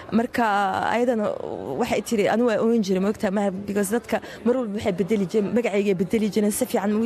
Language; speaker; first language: Somali; early bilingual, heritage; Somali